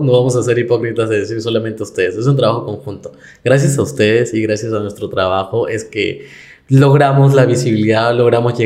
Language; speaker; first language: Spanish; native; Spanish